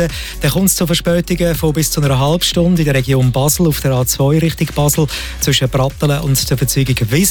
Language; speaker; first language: German; native; German